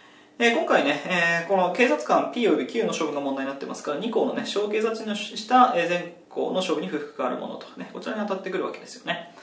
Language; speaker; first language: Japanese; native; Japanese